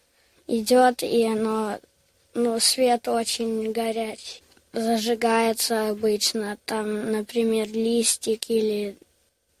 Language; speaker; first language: Russian; early bilingual, heritage; Russian